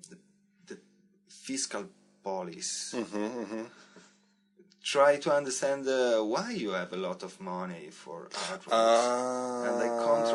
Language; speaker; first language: English; non-native, learner; Italian